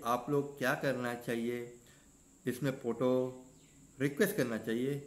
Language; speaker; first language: Hindi; non-native, learner; Sinhala